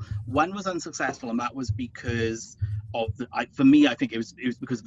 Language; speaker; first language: English; native; English